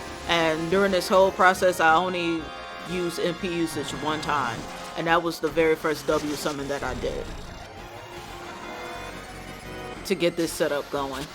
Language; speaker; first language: English; native; English